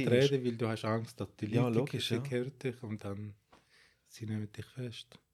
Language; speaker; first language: German; non-native, fluent; Arabic